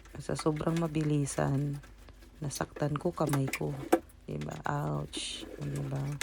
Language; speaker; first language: Filipino; non-native, local second language; Cebuano